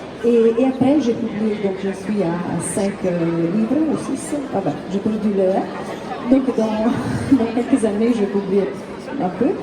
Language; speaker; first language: French; non-native, fluent; Italian